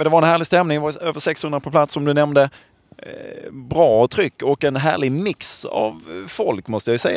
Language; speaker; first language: Swedish; native; Swedish